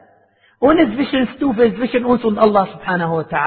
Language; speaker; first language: German; non-native, fluent; Arabic